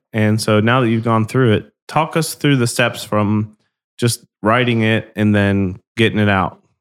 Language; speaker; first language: English; native; English